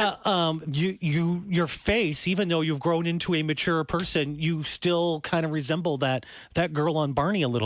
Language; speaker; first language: English; native; English